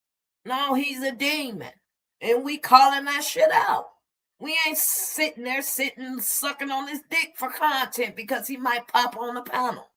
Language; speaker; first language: English; native; English